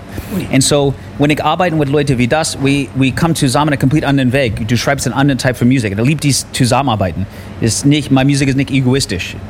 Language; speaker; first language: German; non-native, learner; English